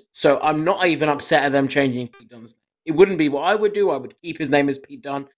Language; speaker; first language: English; native; English